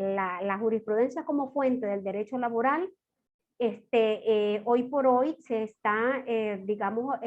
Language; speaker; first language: Spanish; native; Spanish